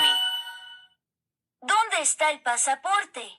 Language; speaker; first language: Spanish; non-native, learner; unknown